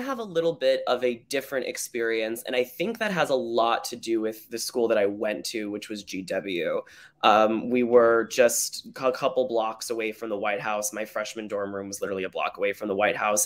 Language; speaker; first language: English; native; English